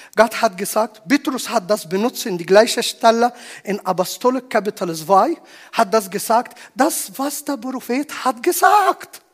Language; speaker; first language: German; non-native, learner; Arabic